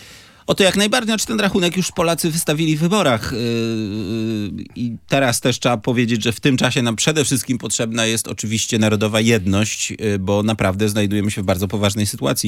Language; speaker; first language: Polish; native; Polish